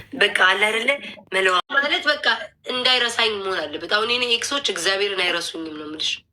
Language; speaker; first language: Amharic; native; Amharic